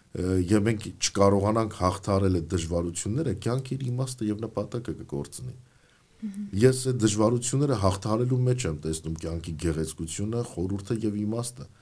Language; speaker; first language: Armenian; native; Armenian